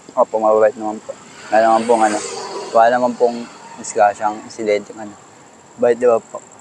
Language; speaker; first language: Filipino; native; Filipino